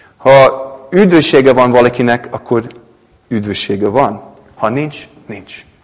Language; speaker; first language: Hungarian; non-native, fluent; English